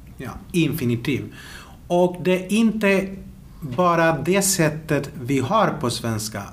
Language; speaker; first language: Swedish; native; Swedish